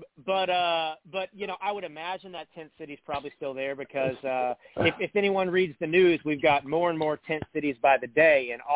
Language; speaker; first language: English; native; English